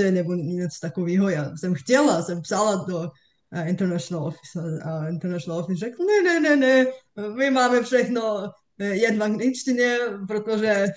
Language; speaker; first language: Czech; non-native, fluent; Bulgarian